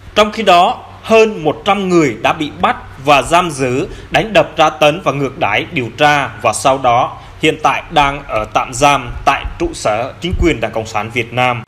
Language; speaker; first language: Vietnamese; non-native, local second language; Jarai